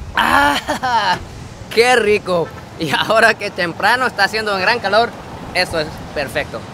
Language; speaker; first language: Spanish; non-native, fluent; Japanese